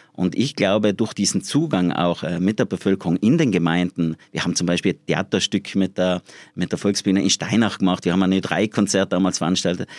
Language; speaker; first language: German; native; German